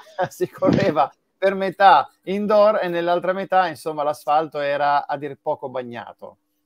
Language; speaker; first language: Italian; native; Italian